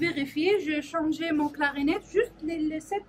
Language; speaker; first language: French; non-native, learner; Arabic